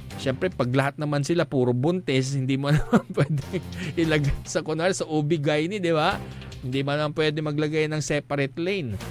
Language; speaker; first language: Filipino; non-native, local second language; Iloko